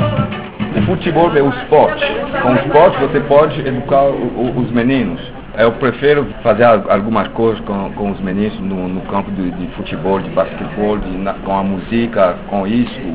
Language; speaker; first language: Portuguese; non-native, local second language; French